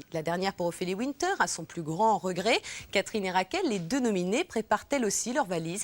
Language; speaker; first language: French; native; French